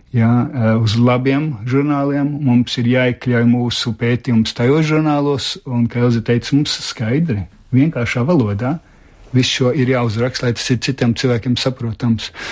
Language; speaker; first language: Latvian; early bilingual, heritage; Latvian